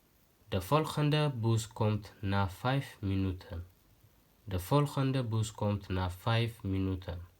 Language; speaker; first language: Dutch; non-native, learner; Tigrinya